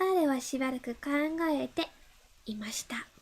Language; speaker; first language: Japanese; non-native, learner; English